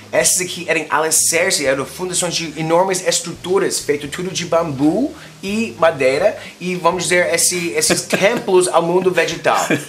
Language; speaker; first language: Portuguese; non-native, fluent; English